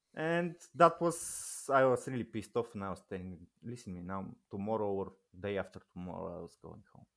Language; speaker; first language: English; non-native, learner; Bulgarian